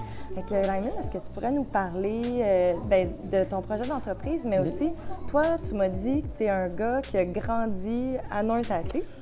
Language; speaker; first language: French; native; French